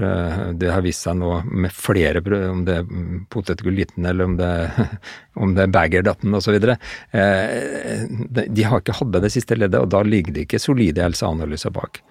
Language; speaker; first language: Norwegian; native; Norwegian